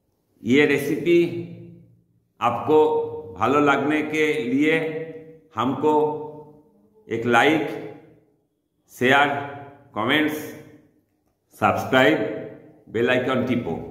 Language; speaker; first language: Hindi; non-native, local second language; Bangla